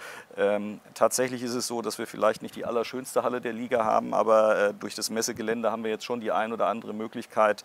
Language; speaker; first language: German; native; German